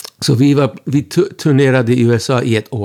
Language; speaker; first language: Swedish; non-native, fluent; English